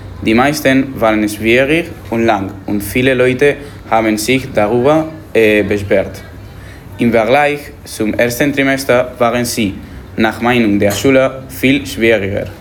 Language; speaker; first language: German; non-native, fluent; Spanish